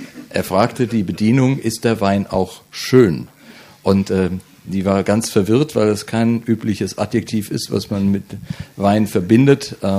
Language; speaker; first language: German; native; German